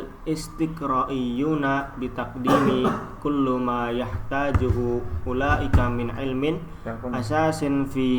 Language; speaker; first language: Arabic; non-native, learner; Indonesian